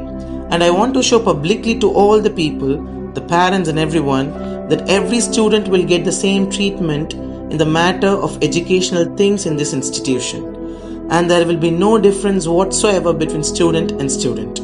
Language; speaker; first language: English; non-native, local second language; Tamil